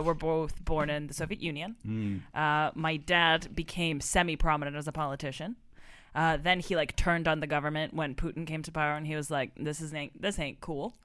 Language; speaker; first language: English; non-native, fluent; Russian